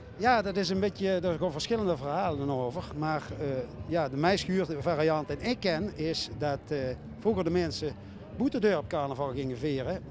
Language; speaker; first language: Dutch; native; Dutch